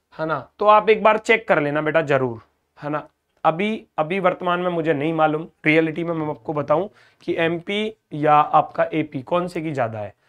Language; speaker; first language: Hindi; native; Hindi